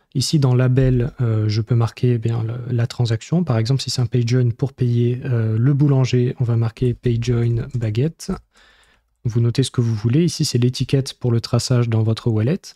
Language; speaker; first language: French; native; French